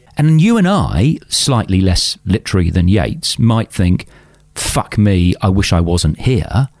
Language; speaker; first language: English; native; English